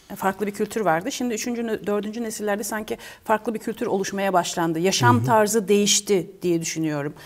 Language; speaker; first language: Turkish; early bilingual, heritage; Turkish